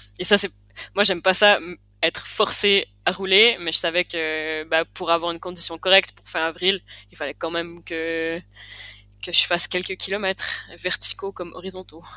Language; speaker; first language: French; native; French